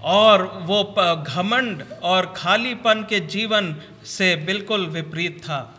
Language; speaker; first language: Hindi; non-native, local second language; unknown